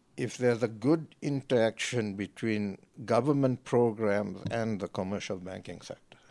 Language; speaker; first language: English; native; English